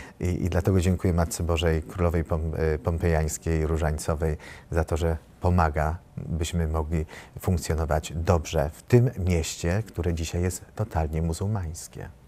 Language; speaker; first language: Polish; native; Polish